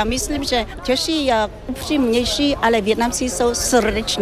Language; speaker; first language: Czech; non-native, fluent; Vietnamese